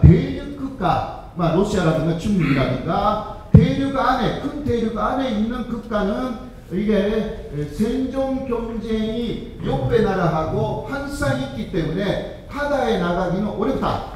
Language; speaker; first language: Korean; non-native, fluent; Japanese